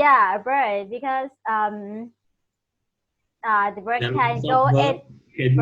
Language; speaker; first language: English; non-native, learner; Thai